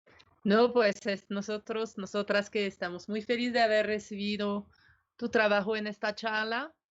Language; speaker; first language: Spanish; non-native, fluent; French